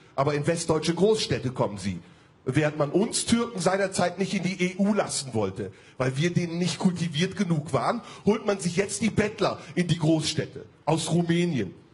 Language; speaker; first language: German; early bilingual, other home language; Turkish